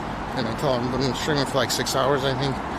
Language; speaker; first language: English; native; English